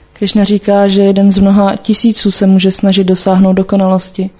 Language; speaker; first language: Czech; native; Czech